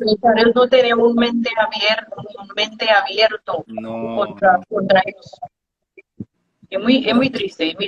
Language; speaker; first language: Spanish; non-native, fluent; English